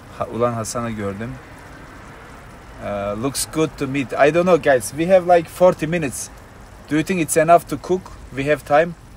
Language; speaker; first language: English; non-native, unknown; Turkish